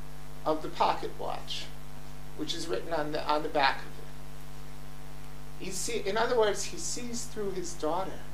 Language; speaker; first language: English; native; English